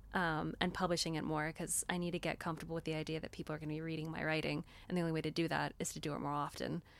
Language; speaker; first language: English; native; English